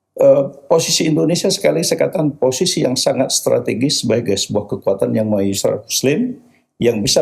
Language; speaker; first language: Indonesian; native; Indonesian